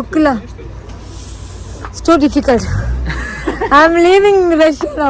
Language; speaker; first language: English; non-native, learner; Malayalam